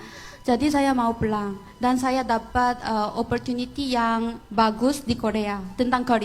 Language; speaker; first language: Indonesian; non-native, fluent; Korean